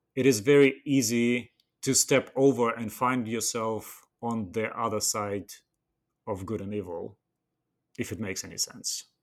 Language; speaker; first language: English; non-native, fluent; Russian